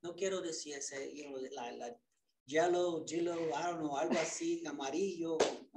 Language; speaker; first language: Spanish; early bilingual, other home language; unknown